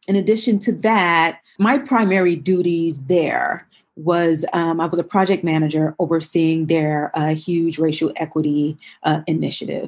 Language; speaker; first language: English; native; English